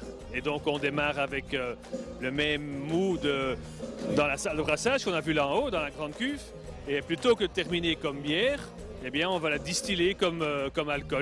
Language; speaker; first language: French; non-native, local second language; Dutch